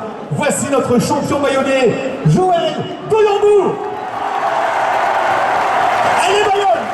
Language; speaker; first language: French; native; French